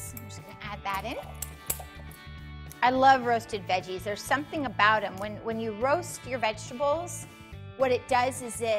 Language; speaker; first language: English; native; English